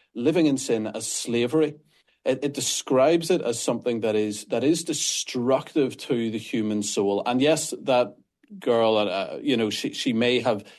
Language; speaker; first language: English; native; English